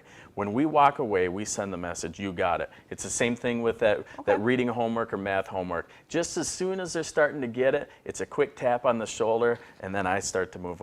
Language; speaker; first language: English; native; English